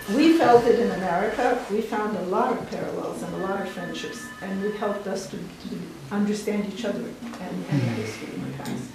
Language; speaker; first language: English; early bilingual, other home language; Lithuanian